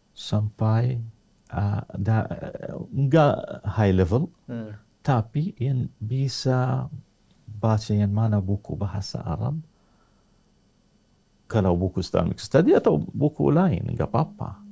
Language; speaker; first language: Indonesian; non-native, learner; Arabic